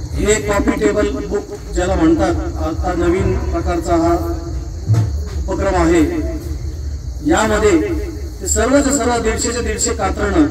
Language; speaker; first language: Marathi; native; Marathi